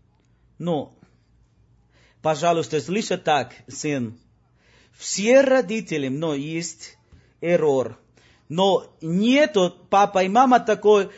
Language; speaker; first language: Russian; non-native, learner; Spanish